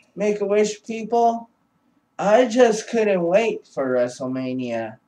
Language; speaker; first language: English; native; English